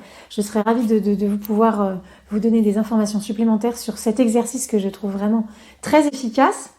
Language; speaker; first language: French; native; French